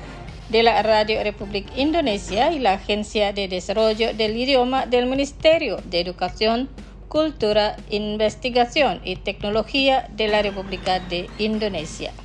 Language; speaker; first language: Spanish; non-native, fluent; Indonesian